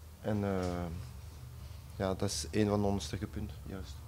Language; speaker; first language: Dutch; non-native, local second language; French